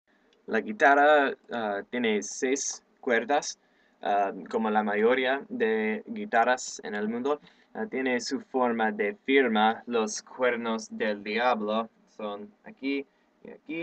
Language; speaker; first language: Spanish; non-native, learner; English